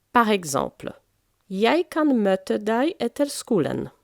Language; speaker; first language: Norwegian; non-native, fluent; French